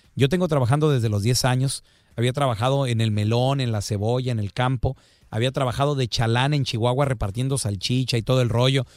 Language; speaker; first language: Spanish; native; Spanish